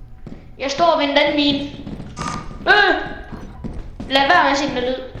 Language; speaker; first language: Danish; native; Danish